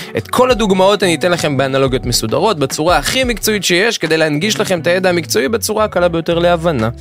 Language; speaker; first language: Hebrew; native; Hebrew